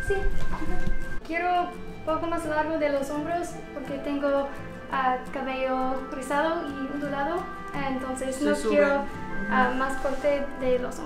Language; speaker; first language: Spanish; non-native, learner; English